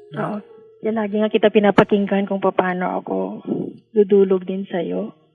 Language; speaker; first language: Filipino; non-native, local second language; Hiligaynon